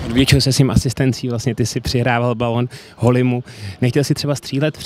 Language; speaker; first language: Czech; native; Czech